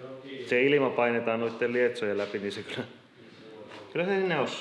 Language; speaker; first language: Finnish; native; Finnish